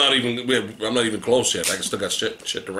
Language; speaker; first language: English; native; English